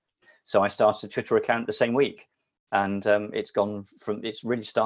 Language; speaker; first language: English; native; English